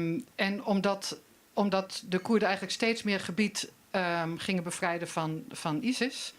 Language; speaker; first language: Dutch; native; Dutch